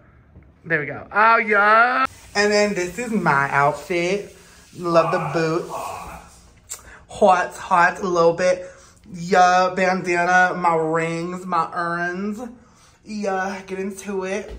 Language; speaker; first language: English; native; English